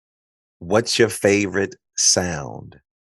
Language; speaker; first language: English; native; English